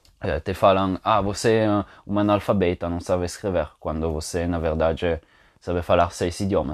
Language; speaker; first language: Portuguese; non-native, fluent; Italian